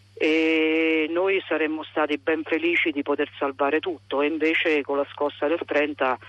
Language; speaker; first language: Italian; native; Italian